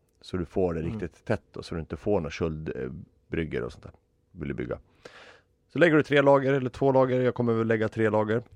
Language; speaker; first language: Swedish; native; Swedish